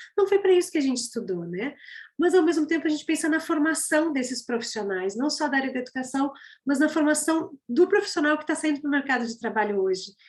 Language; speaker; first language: Portuguese; native; Portuguese